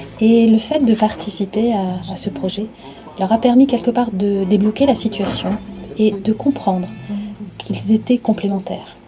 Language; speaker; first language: French; native; French